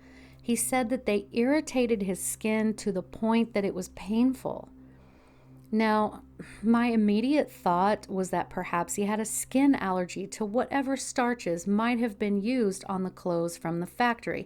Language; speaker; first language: English; native; English